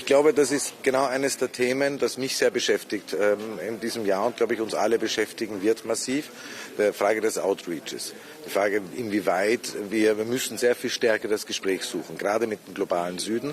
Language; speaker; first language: German; native; German